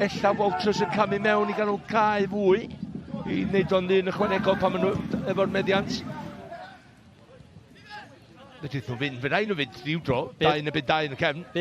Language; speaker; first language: Welsh; native; Welsh